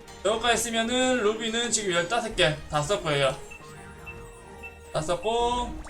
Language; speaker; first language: Korean; native; Korean